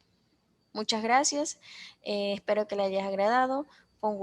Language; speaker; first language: Spanish; native; Spanish